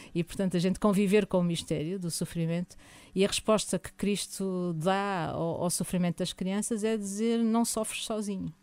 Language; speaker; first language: Portuguese; native; Portuguese